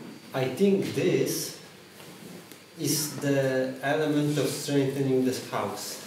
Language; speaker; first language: English; non-native, fluent; Polish